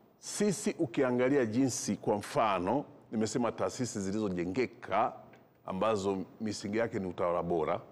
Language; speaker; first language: Swahili; non-native, local second language; Kinyarwanda